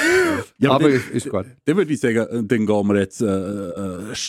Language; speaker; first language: German; native; German